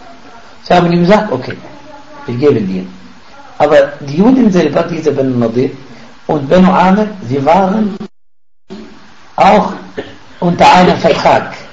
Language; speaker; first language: German; non-native, fluent; Arabic